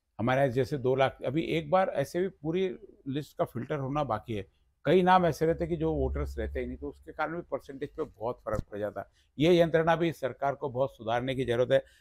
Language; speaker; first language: Hindi; non-native, local second language; Marathi